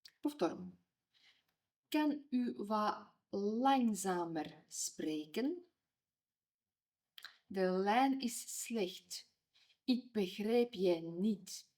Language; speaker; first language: Dutch; non-native, fluent; Ukrainian